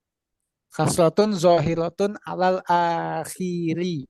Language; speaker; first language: Arabic; non-native, learner; Indonesian